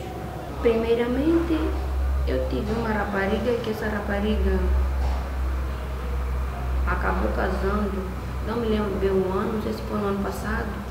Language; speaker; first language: Portuguese; non-native, local second language; Makhuwa